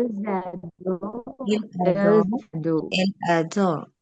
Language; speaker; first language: French; non-native, learner; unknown